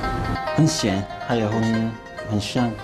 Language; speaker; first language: Chinese; non-native, learner; English